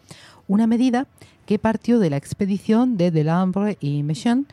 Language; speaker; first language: Spanish; native; Spanish